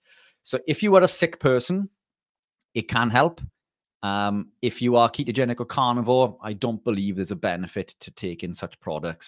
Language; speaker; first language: English; native; English